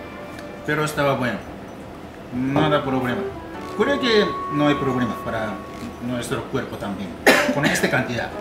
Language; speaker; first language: Spanish; non-native, learner; Japanese